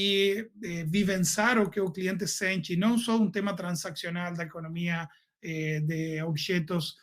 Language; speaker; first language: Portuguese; non-native, learner; Spanish